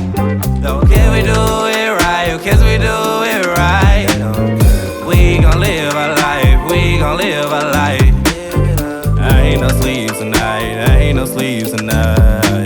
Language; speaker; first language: English; native; English